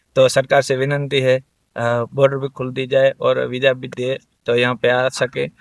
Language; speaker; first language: Urdu; non-native, local second language; Sindhi